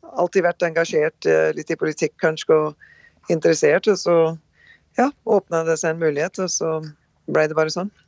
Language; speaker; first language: Norwegian; native; Norwegian